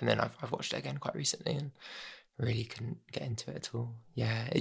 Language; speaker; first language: English; native; English